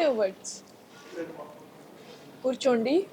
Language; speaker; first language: Telugu; non-native, learner; Hindi